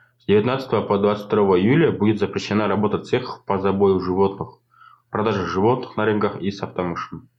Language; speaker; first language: Russian; non-native, local second language; Kazakh